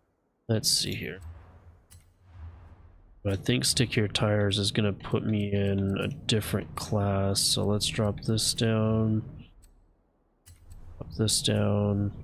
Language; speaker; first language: English; native; English